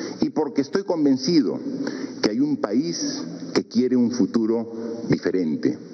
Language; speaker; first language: Spanish; native; Spanish